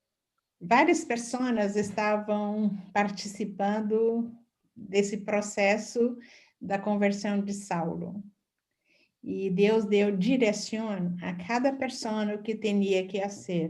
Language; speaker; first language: Portuguese; non-native, fluent; Spanish